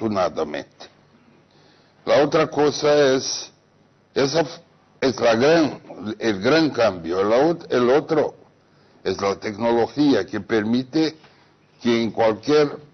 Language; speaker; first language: Spanish; non-native, fluent; Portuguese